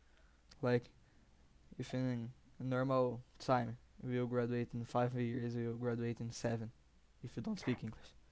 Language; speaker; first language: English; non-native, learner; Portuguese